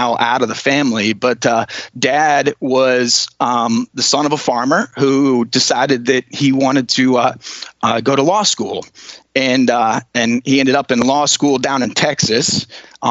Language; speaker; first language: English; native; English